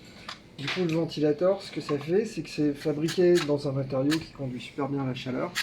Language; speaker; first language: French; native; French